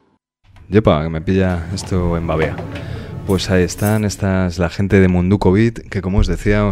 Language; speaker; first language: Spanish; native; Spanish